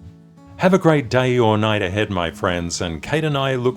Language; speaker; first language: English; native; English